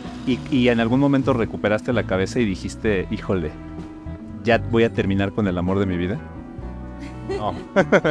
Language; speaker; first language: Spanish; native; Spanish